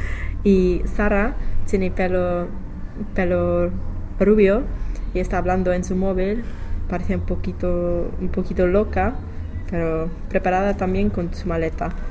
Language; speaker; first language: Spanish; non-native, learner; English